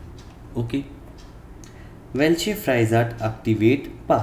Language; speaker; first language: German; non-native, fluent; Hindi